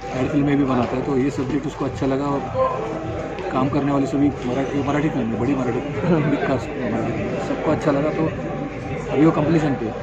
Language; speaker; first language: Hindi; non-native, local second language; Marathi